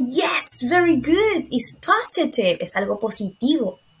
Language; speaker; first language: English; non-native, fluent; Spanish